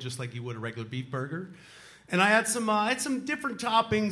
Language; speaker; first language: English; native; English